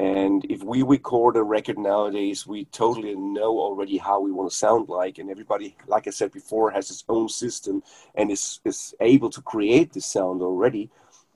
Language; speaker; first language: English; non-native, fluent; German